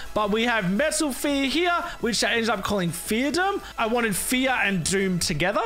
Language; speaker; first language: English; native; English